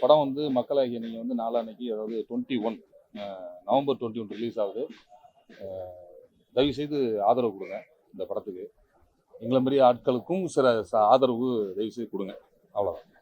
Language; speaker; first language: Tamil; native; Tamil